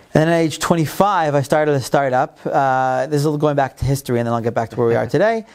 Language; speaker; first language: English; non-native, fluent; Hebrew